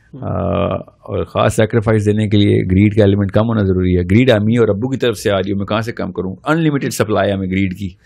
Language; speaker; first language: Urdu; native; Urdu